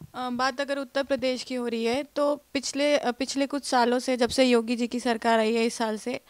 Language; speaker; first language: Hindi; native; Hindi